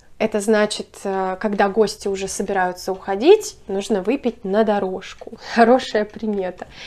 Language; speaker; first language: Russian; native; Russian